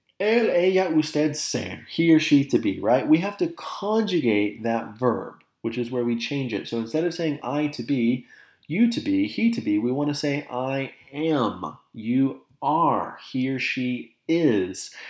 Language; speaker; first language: English; native; English